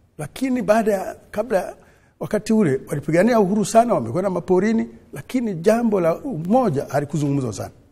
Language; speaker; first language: Swahili; non-native, fluent; Kinyarwanda